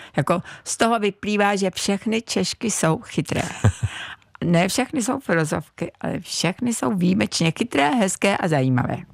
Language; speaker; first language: Czech; native; Czech